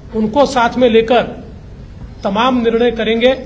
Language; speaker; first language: Hindi; non-native, local second language; Marathi